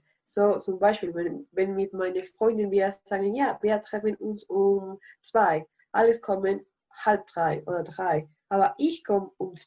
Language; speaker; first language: German; non-native, learner; Spanish